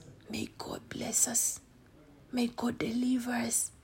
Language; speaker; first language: English; non-native, local second language; Swahili